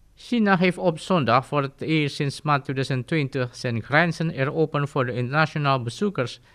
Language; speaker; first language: Dutch; non-native, fluent; Indonesian